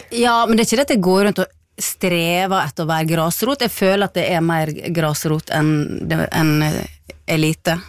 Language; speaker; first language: Norwegian; native; Norwegian